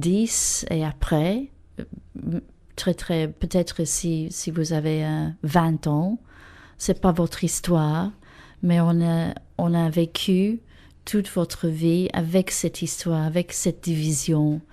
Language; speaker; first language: French; non-native, fluent; English